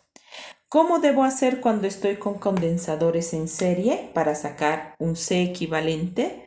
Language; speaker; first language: Spanish; native; Spanish